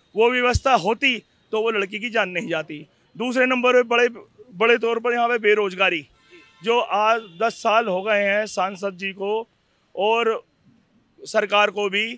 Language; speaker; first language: Hindi; native; Hindi